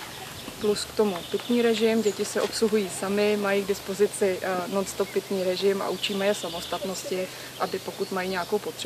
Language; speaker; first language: Czech; native; Czech